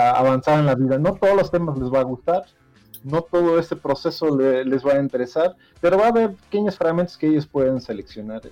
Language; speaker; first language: Spanish; non-native, fluent; Dutch